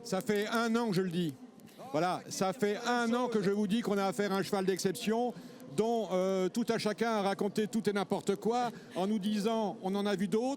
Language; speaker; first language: French; native; French